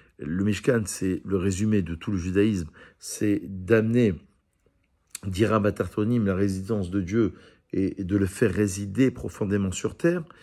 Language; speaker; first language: French; native; French